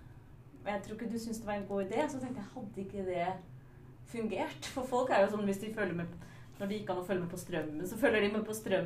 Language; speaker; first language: Norwegian; native; Norwegian